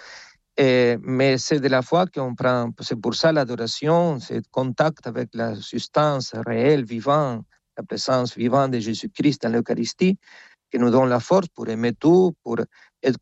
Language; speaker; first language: French; non-native, fluent; Spanish